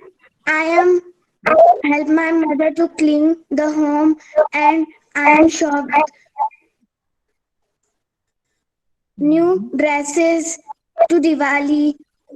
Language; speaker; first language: English; non-native, learner; Hindi